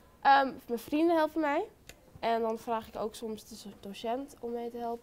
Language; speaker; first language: Dutch; early bilingual, heritage; Dutch